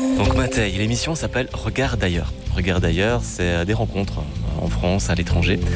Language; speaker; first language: French; native; French